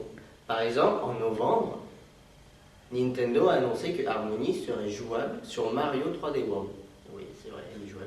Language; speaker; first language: French; native; French